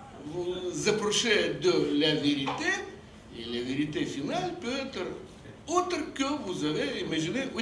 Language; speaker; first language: French; non-native, fluent; Russian